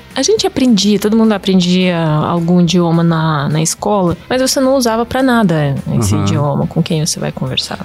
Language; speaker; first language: Portuguese; non-native, fluent; Russian